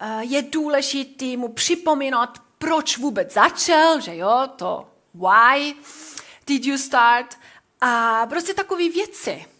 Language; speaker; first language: Czech; non-native, fluent; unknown